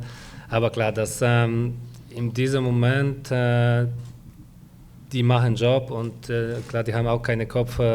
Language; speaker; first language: German; non-native, fluent; Polish